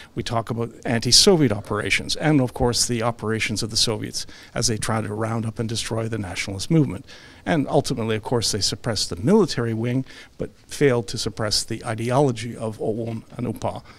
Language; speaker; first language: English; early bilingual, other home language; Ukrainian